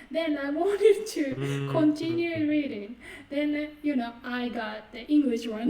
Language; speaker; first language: English; non-native, fluent; Japanese